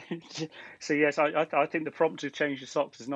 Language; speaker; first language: English; native; English